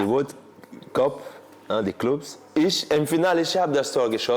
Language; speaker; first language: German; non-native, fluent; Portuguese